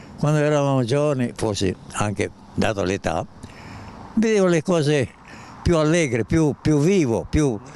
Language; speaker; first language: Italian; native; Italian